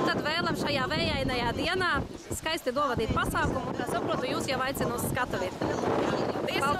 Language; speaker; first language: Latvian; native; Latvian